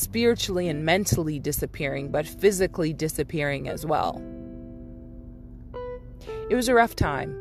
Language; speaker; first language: English; native; English